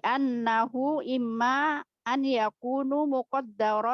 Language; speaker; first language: Arabic; non-native, learner; Indonesian